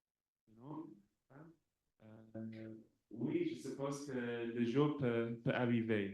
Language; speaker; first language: French; non-native, fluent; English